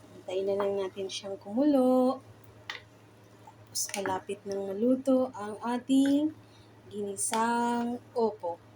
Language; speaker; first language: Filipino; non-native, local second language; Bikol